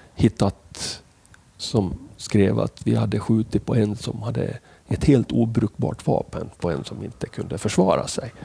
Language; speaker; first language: Swedish; native; Swedish